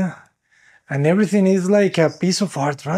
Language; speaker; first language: English; non-native, fluent; Spanish